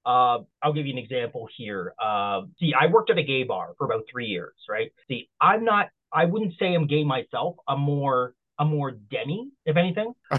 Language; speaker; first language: English; native; English